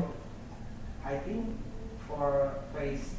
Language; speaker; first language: English; non-native, learner; Indonesian